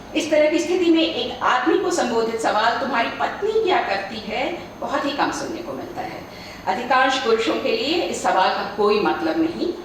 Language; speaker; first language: Hindi; native; Hindi